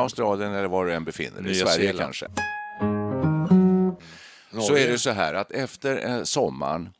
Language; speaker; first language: Swedish; native; Swedish